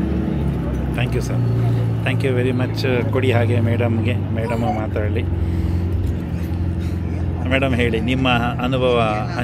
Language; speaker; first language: Kannada; native; Kannada